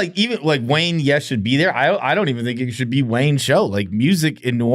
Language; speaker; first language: English; native; English